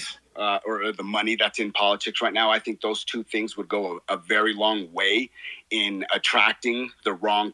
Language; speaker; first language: English; native; English